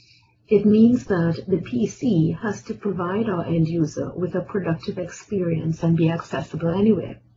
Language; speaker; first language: English; native; English